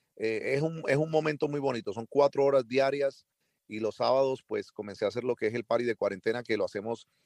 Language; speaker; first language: Spanish; early bilingual, heritage; Spanish